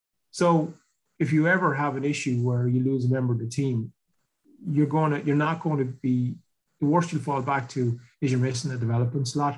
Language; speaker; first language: English; native; English